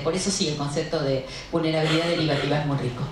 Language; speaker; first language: Spanish; native; Spanish